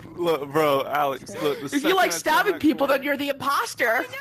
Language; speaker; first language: English; non-native, fluent; Polish